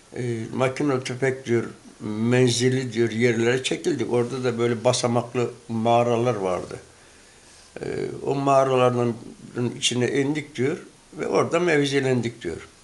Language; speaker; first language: Turkish; native; Turkish